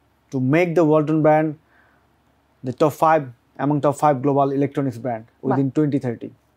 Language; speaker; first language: English; non-native, local second language; Bangla